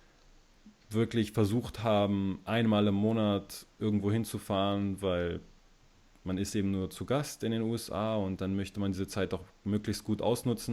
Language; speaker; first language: German; early bilingual, other home language; Russian